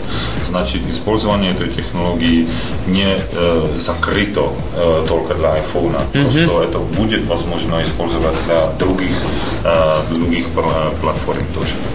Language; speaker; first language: Russian; non-native, fluent; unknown